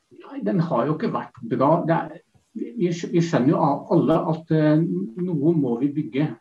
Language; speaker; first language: Norwegian; native; Norwegian